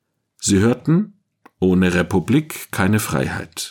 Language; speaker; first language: German; native; German